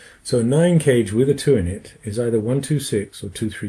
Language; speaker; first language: English; native; English